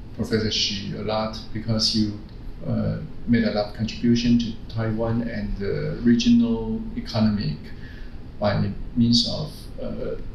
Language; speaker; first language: English; non-native, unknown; Chinese